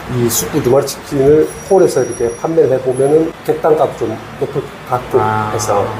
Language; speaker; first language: Korean; native; Korean